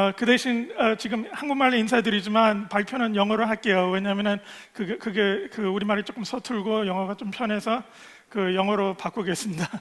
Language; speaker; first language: Korean; early bilingual, other home language; English